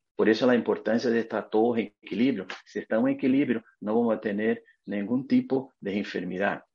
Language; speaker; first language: Spanish; non-native, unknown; Portuguese